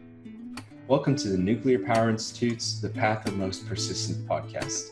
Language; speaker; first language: English; native; English